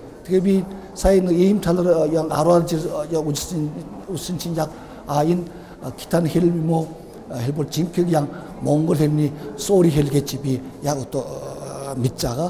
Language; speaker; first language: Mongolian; non-native, fluent; Korean